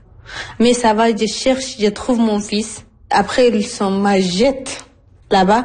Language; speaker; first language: French; non-native, learner; Arabic